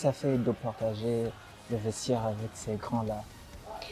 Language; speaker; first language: French; non-native, local second language; Rundi